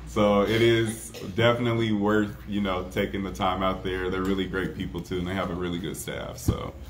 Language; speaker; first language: English; native; English